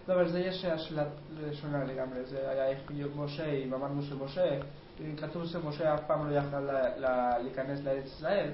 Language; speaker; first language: Hebrew; non-native, learner; Spanish